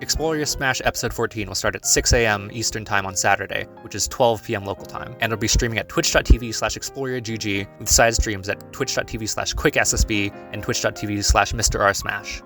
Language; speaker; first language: English; native; English